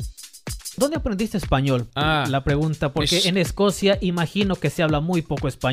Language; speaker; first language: Spanish; native; Spanish